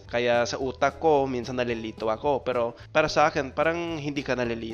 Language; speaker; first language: Filipino; non-native, fluent; English